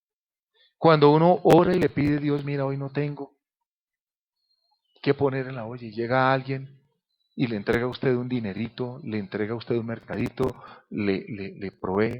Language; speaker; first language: Spanish; native; Spanish